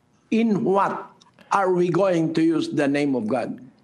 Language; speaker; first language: English; non-native, local second language; Filipino